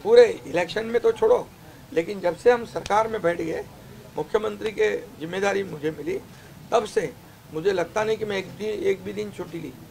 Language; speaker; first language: Hindi; non-native, local second language; Marathi